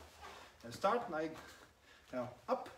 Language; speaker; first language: English; non-native, learner; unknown